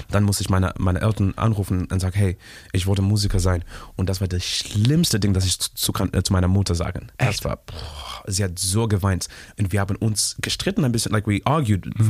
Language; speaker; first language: German; non-native, learner; Shona